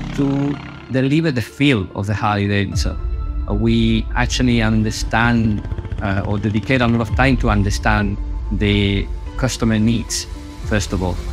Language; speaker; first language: English; non-native, fluent; Spanish